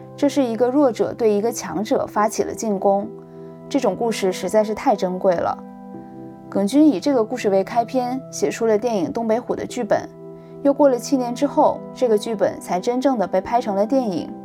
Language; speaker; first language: Chinese; native; Chinese